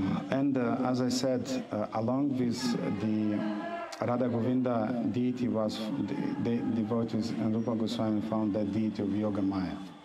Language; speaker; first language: English; non-native, fluent; Romanian